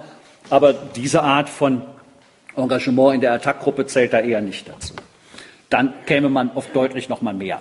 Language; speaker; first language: German; native; German